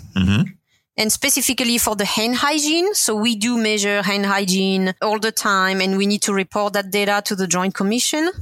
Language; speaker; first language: English; non-native, fluent; French